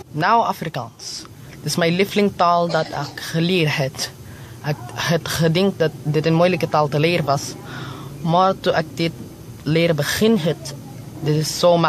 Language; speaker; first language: Dutch; non-native, learner; Filipino